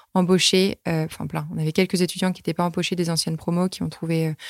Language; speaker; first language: French; native; French